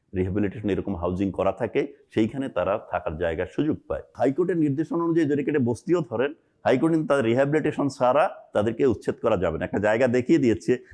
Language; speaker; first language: Bangla; native; Bangla